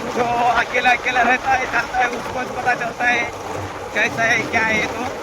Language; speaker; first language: Hindi; non-native, local second language; Marathi